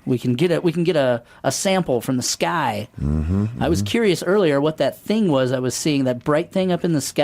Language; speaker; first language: English; native; English